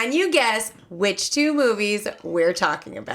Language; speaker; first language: English; native; English